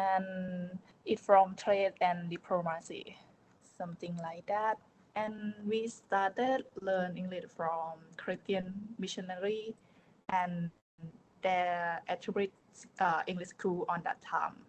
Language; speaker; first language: English; non-native, learner; Thai